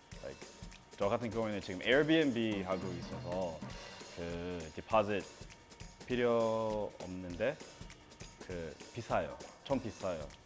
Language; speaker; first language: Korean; non-native, learner; English